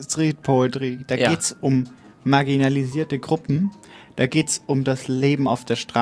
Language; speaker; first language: German; native; German